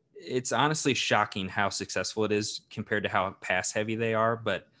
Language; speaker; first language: English; native; English